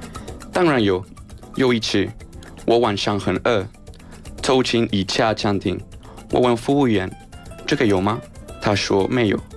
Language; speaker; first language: Chinese; non-native, fluent; Spanish